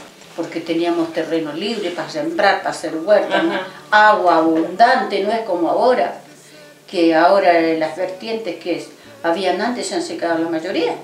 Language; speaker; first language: Spanish; native; Spanish